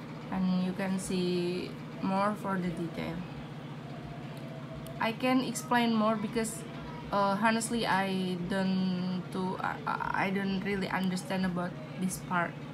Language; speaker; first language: English; non-native, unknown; Indonesian